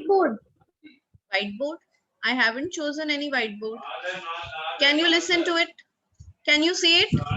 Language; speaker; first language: English; non-native, local second language; Hindi